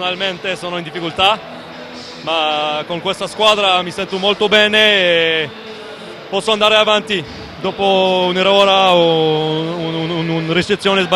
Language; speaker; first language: Italian; non-native, learner; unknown